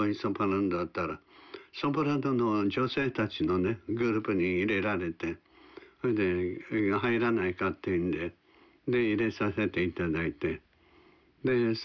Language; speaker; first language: Japanese; native; Japanese